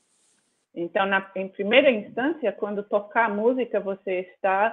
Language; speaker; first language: Portuguese; non-native, fluent; English